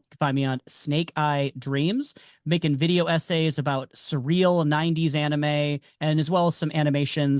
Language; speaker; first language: English; native; English